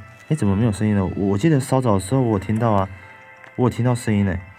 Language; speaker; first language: Chinese; native; Chinese